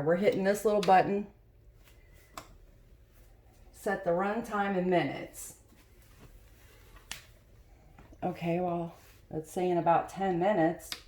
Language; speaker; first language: English; native; English